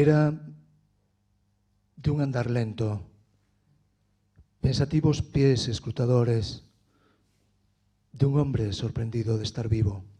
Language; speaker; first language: Spanish; non-native, local second language; Galician